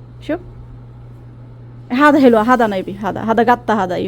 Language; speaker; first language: Arabic; non-native, learner; Bangla